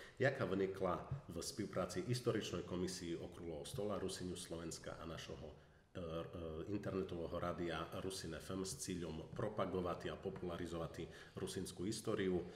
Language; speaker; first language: Slovak; non-native, local second language; Rusyn